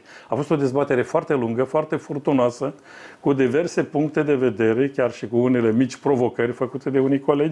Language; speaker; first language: Romanian; native; Romanian